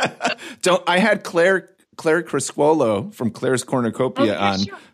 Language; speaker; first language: English; native; English